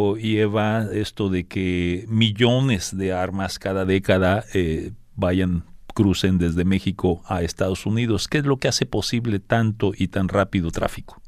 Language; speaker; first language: Spanish; native; Spanish